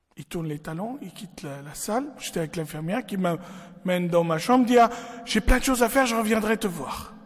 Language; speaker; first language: French; non-native, local second language; Arabic